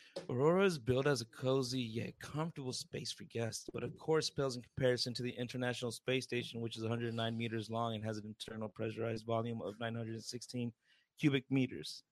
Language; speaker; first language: English; early bilingual, other home language; Spanish